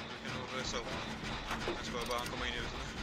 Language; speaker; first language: Swedish; native; Swedish